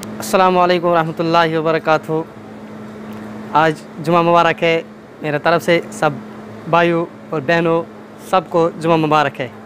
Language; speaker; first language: Hindi; non-native, local second language; Kashmiri